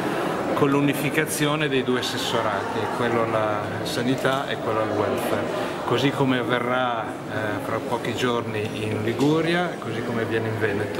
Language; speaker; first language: Italian; native; Italian